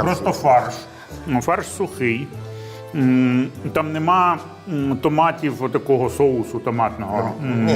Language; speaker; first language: Ukrainian; native; Ukrainian